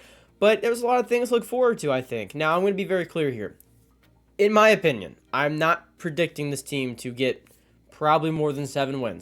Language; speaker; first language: English; native; English